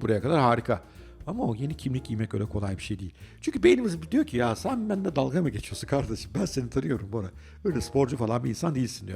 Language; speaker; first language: Turkish; native; Turkish